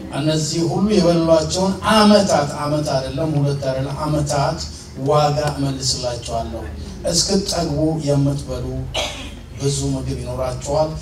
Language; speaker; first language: Amharic; native; Amharic